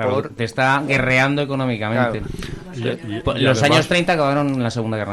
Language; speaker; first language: Spanish; native; Spanish